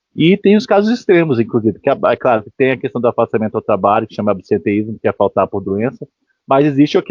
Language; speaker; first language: Portuguese; native; Portuguese